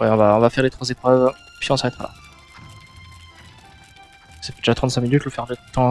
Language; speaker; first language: French; native; French